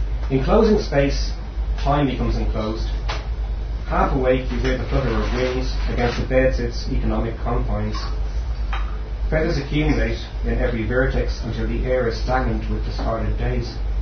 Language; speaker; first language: English; native; English